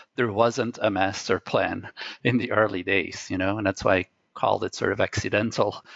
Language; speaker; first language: English; non-native, fluent; Dutch